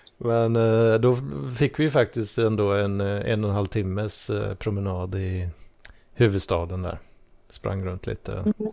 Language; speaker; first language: Swedish; native; Swedish